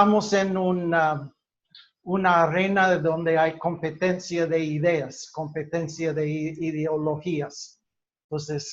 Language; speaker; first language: Spanish; non-native, fluent; English